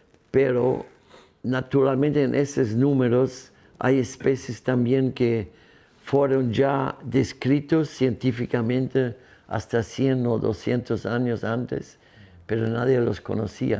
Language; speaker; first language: Spanish; non-native, fluent; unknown